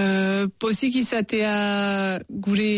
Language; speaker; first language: Basque; non-native, local second language; French